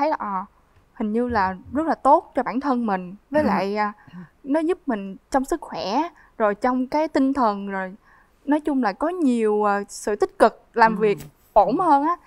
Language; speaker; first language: Vietnamese; native; Vietnamese